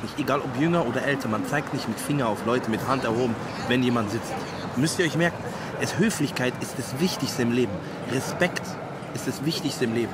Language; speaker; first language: German; native; German